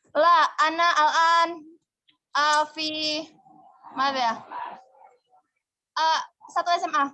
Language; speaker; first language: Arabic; non-native, learner; Indonesian